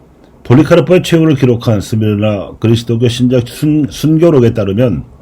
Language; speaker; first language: Korean; native; Korean